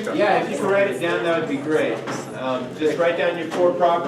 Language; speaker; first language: English; native; English